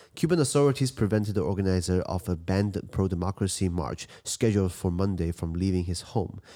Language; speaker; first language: English; non-native, fluent; Chinese